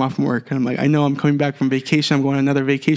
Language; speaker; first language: English; native; English